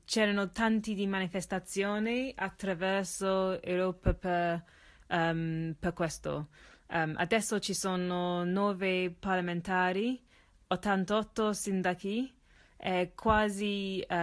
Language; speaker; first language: Italian; non-native, learner; English